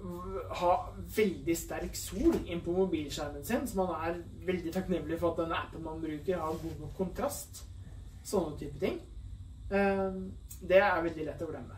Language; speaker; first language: Norwegian; native; Norwegian